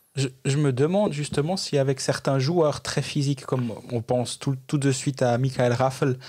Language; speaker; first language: French; native; French